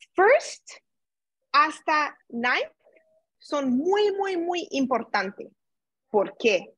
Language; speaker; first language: Spanish; non-native, learner; English